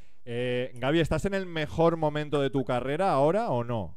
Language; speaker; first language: Spanish; native; Spanish